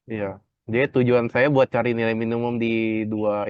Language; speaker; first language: Indonesian; native; Indonesian